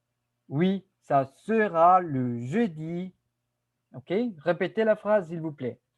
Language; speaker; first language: French; non-native, fluent; Spanish